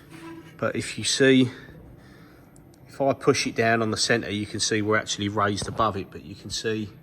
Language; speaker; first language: English; native; English